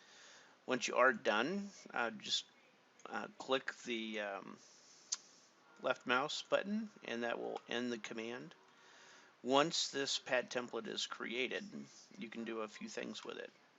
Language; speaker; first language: English; native; English